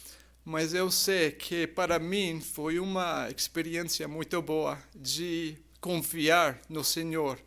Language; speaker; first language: Portuguese; non-native, fluent; English